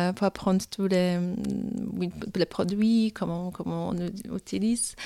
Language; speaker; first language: French; non-native, fluent; Polish